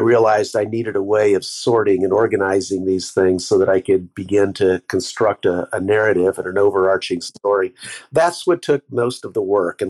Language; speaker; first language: English; native; English